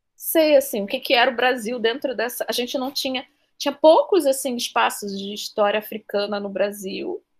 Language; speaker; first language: Portuguese; native; Portuguese